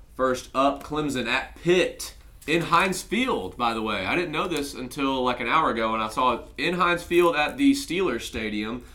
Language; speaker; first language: English; native; English